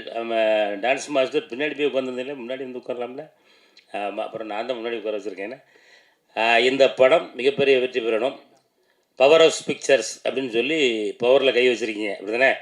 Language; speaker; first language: Tamil; native; Tamil